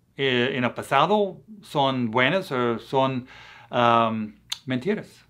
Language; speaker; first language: Spanish; non-native, fluent; English